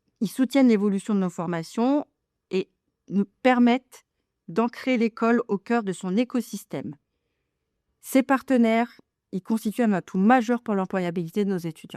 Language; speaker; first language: French; native; French